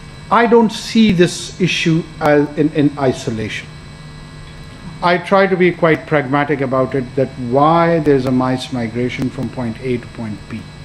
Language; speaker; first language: English; non-native, local second language; Pashto